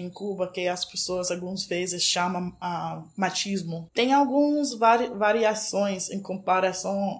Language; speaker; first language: Portuguese; non-native, fluent; English